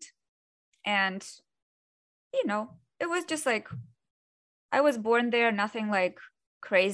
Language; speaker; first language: English; non-native, fluent; Russian